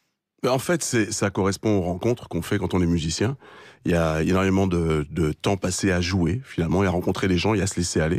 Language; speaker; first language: French; native; French